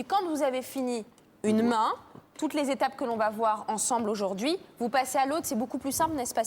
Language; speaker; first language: French; native; French